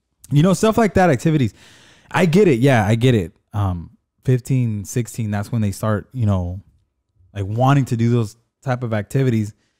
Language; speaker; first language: English; early bilingual, other home language; Spanish